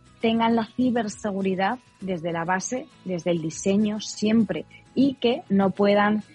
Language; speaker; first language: Spanish; native; Spanish